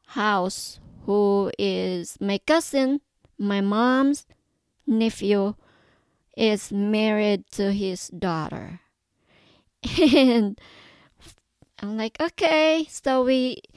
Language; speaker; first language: English; non-native, local second language; Cebuano